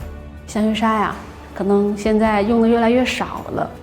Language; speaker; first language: Chinese; native; Chinese